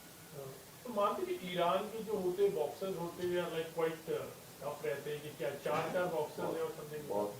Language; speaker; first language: Hindi; native; Hindi